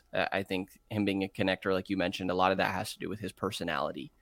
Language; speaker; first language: English; native; English